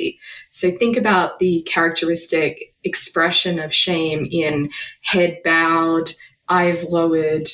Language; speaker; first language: English; native; English